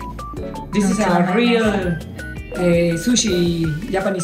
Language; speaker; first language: English; non-native, learner; Spanish